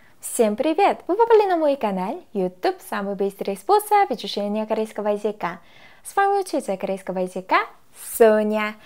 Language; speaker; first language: Russian; non-native, fluent; Korean